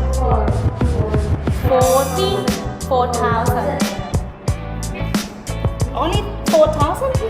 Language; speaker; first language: English; non-native, learner; Thai